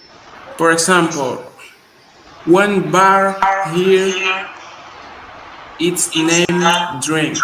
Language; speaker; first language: English; non-native, learner; Spanish